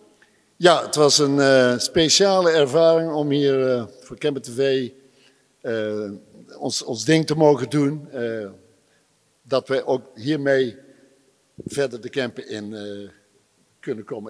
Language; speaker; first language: Dutch; native; Dutch